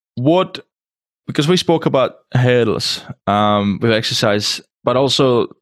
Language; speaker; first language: English; non-native, fluent; Czech